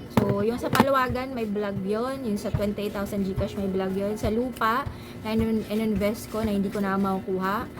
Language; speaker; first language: Filipino; non-native, local second language; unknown